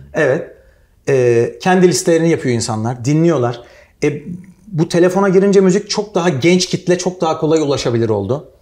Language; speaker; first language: Turkish; native; Turkish